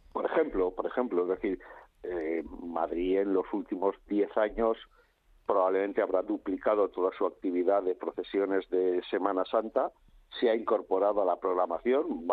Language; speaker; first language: Spanish; native; Spanish